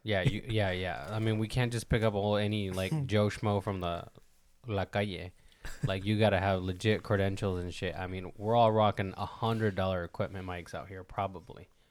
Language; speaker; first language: English; early bilingual, other home language; Spanish